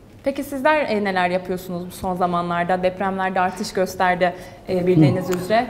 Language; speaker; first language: Turkish; native; Turkish